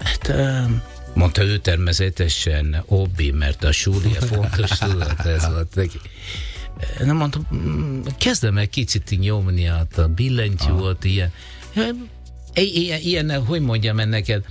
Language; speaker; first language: Hungarian; non-native, fluent; Italian